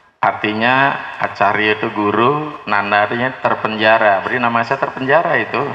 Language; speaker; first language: Indonesian; non-native, local second language; Balinese